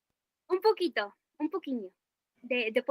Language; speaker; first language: Spanish; non-native, fluent; English